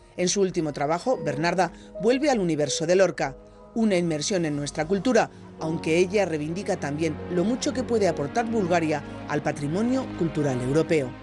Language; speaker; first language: Spanish; native; Spanish